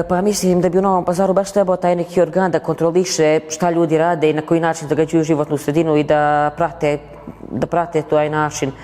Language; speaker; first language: Bosnian; native; Bosnian